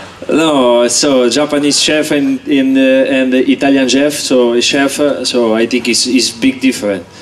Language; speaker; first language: English; non-native, learner; Italian